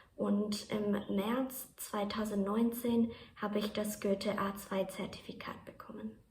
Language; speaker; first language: German; non-native, fluent; Japanese